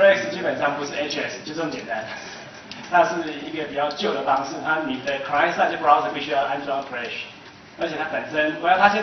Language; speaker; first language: Chinese; native; Chinese